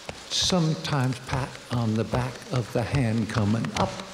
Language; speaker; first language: English; native; English